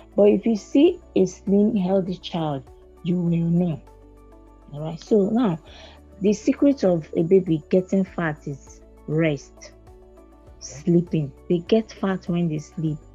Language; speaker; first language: English; non-native, local second language; Igbo